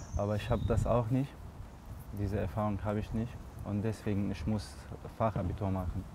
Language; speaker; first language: German; non-native, learner; Arabic